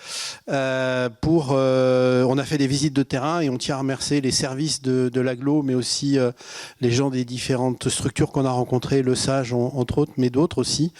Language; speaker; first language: French; native; French